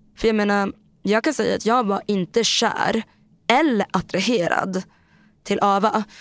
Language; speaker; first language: Swedish; native; Swedish